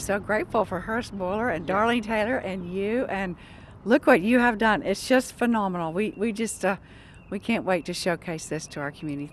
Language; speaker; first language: English; native; English